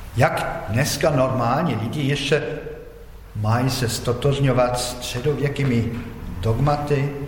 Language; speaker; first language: Czech; non-native, fluent; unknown